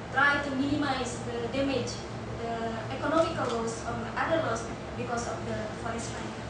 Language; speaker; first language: English; non-native, fluent; Indonesian